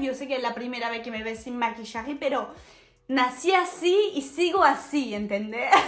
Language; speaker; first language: Spanish; non-native, fluent; French